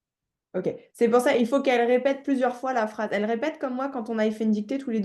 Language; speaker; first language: French; native; French